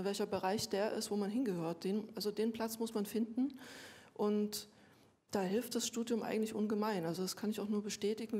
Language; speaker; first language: German; native; German